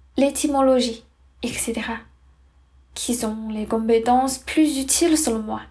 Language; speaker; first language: French; non-native, fluent; Chinese